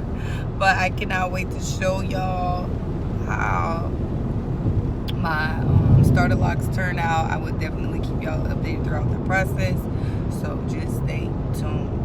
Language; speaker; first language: English; native; English